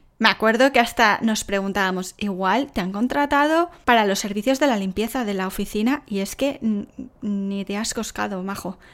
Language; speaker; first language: Spanish; native; Spanish